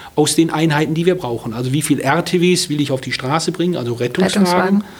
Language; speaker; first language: German; native; German